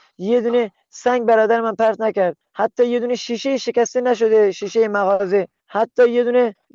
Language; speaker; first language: Persian; native; Persian